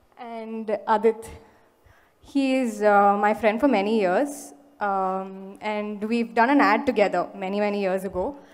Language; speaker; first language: English; non-native, local second language; Telugu